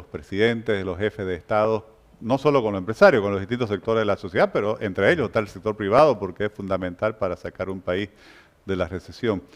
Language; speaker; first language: Spanish; native; Spanish